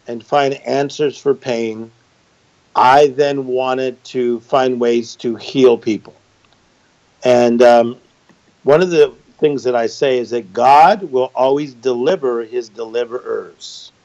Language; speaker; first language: English; native; English